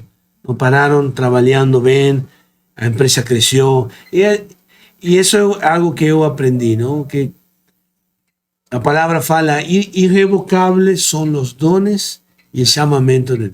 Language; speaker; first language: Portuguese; non-native, fluent; Spanish